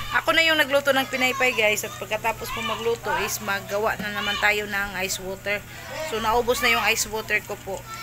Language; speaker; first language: Filipino; non-native, local second language; Cebuano